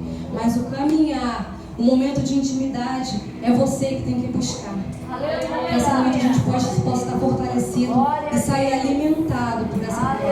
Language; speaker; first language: Portuguese; native; Portuguese